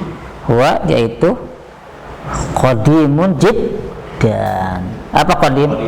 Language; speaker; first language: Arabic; non-native, fluent; Indonesian